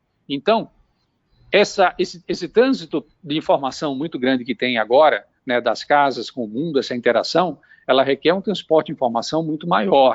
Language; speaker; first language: Portuguese; native; Portuguese